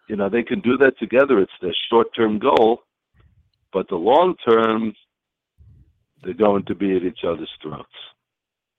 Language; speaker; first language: English; native; English